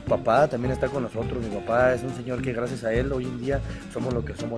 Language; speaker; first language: Spanish; native; Spanish